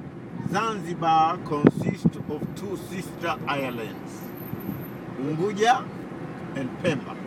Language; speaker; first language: English; non-native, local second language; Swahili